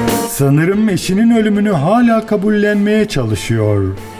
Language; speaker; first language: English; non-native, fluent; Turkish